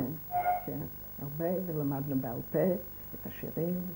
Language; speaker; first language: Hebrew; non-native, fluent; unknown